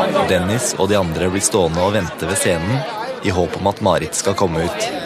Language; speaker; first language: Norwegian; native; Norwegian